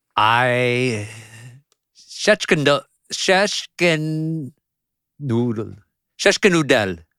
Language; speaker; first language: English; early bilingual, other home language; Spanish